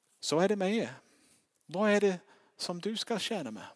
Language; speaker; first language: Swedish; non-native, fluent; English